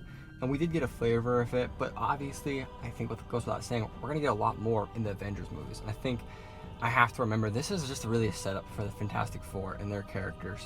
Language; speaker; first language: English; native; English